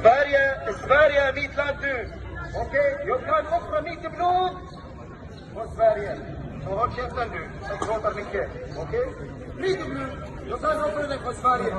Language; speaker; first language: Swedish; non-native, learner; Tajik